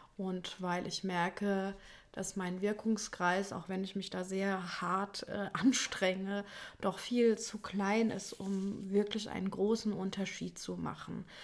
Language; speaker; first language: German; native; German